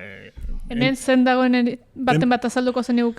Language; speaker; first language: Basque; native; Basque